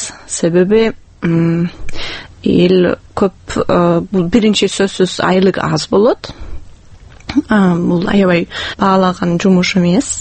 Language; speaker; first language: Kyrgyz; non-native, fluent; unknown